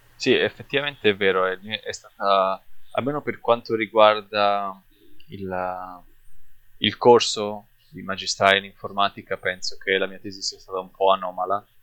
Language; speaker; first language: Italian; native; Italian